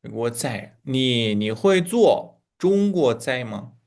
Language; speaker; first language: Chinese; non-native, fluent; Uzbek